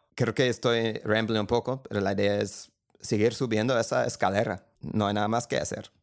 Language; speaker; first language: Spanish; non-native, fluent; English